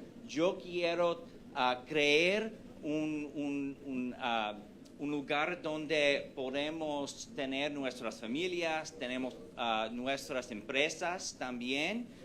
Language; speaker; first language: Spanish; non-native, fluent; English